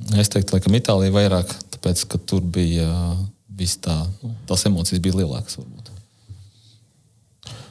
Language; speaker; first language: Latvian; non-native, local second language; Russian